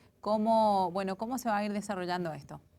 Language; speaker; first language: Spanish; native; Spanish